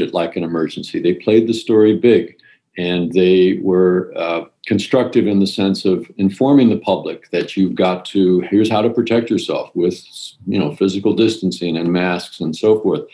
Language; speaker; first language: English; native; English